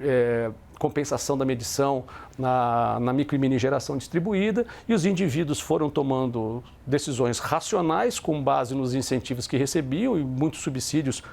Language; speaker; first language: Portuguese; native; Portuguese